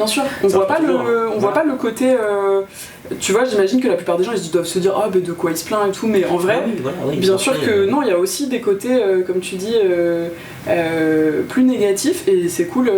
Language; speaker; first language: French; native; French